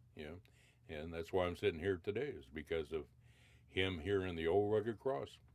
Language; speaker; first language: English; native; English